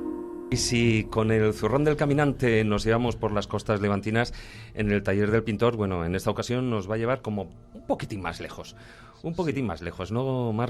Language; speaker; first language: Spanish; native; Spanish